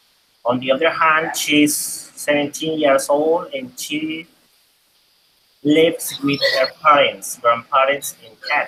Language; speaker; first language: English; non-native, learner; Spanish